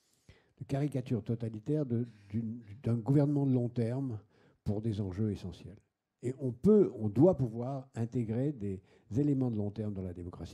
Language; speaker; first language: French; native; French